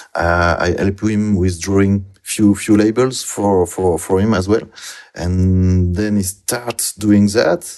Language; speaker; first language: English; non-native, learner; French